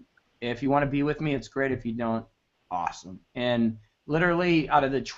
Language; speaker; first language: English; native; English